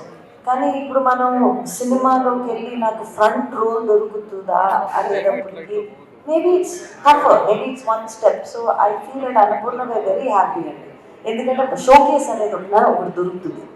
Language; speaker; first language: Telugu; native; Telugu